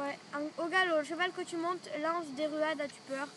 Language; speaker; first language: French; native; French